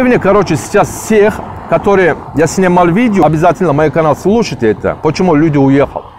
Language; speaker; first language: Russian; non-native, learner; Turkish